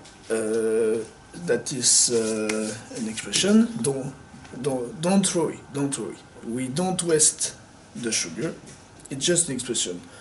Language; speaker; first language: English; non-native, learner; French